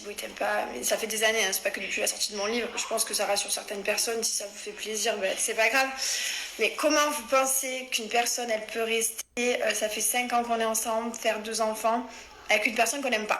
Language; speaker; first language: French; native; French